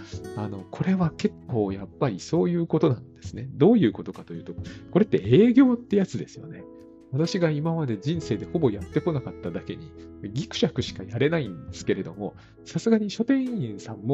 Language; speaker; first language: Japanese; native; Japanese